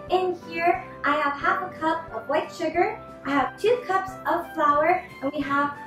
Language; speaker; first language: English; native; English